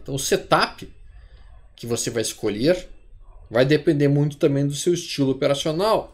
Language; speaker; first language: Portuguese; native; Portuguese